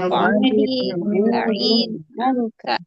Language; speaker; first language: Arabic; non-native, learner; Indonesian